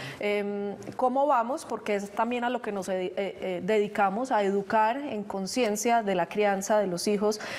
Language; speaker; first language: Spanish; native; Spanish